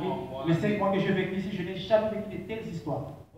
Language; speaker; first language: French; non-native, local second language; Lingala